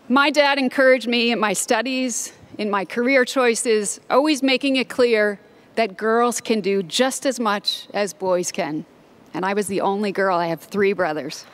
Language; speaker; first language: English; native; English